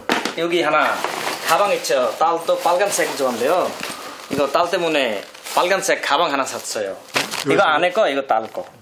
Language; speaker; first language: Korean; non-native, learner; Bangla